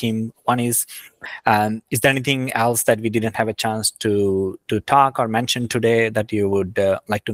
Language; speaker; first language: English; non-native, local second language; Gujarati